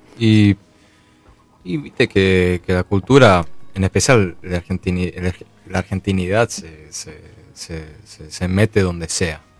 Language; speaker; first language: Spanish; early bilingual, heritage; Spanish